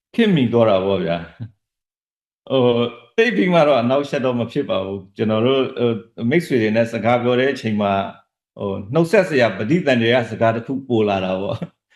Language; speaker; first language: Burmese; native; Burmese